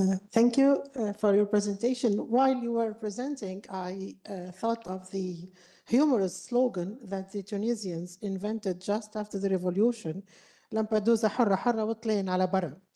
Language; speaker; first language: English; non-native, fluent; Arabic